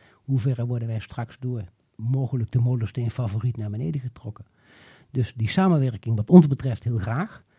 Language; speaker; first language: Dutch; native; Dutch